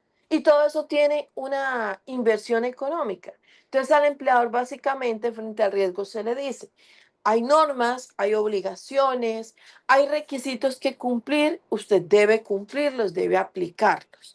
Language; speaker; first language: Spanish; native; Spanish